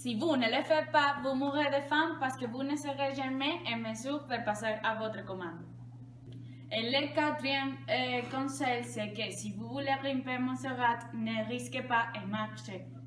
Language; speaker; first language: French; non-native, learner; Spanish